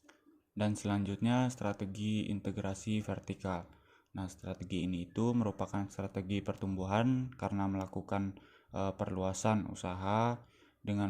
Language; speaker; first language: Indonesian; native; Indonesian